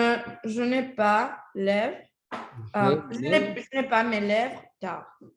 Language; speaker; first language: French; non-native, learner; Spanish